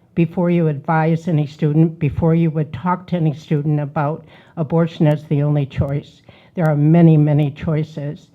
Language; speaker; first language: English; native; English